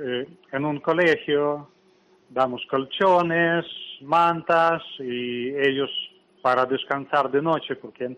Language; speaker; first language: Spanish; non-native, learner; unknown